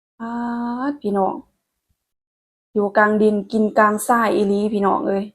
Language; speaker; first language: Thai; non-native, local second language; Lao